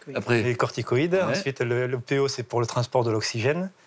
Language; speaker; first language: French; native; French